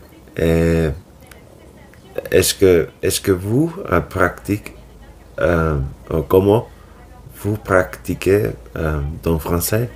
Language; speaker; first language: French; non-native, learner; Finnish